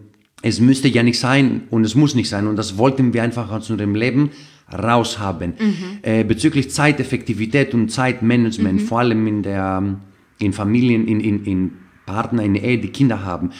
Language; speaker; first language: German; non-native, fluent; Greek